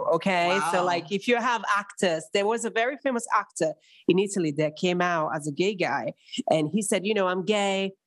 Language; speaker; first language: English; non-native, fluent; Italian